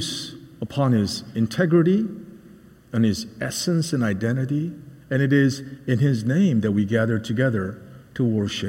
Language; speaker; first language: English; native; English